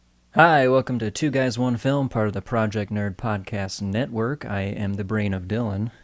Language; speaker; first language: English; native; English